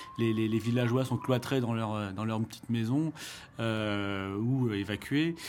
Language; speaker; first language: French; native; French